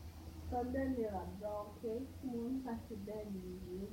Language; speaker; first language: French; non-native, learner; Haitian Creole